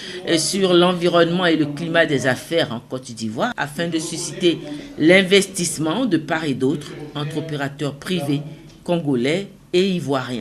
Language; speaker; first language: French; native; French